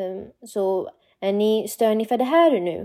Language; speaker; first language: Swedish; non-native, fluent; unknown